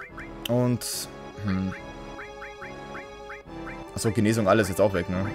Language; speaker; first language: German; native; German